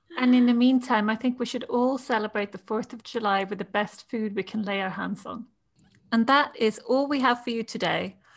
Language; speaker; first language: English; native; English